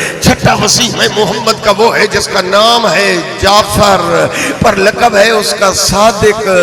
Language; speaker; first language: Urdu; non-native, local second language; Punjabi